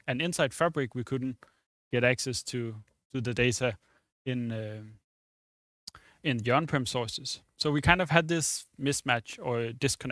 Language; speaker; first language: English; non-native, fluent; Danish